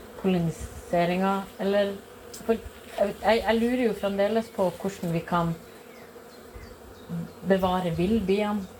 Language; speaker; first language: Norwegian; native; Norwegian